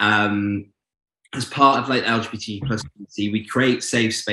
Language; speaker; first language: English; native; English